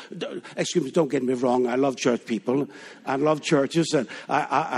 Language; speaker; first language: English; non-native, fluent; Danish